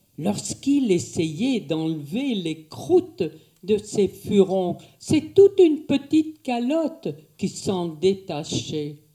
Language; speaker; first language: French; native; French